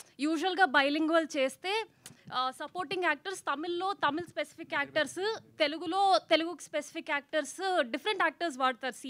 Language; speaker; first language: Telugu; native; Telugu